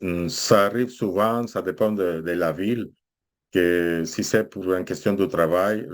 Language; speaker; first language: French; non-native, fluent; Spanish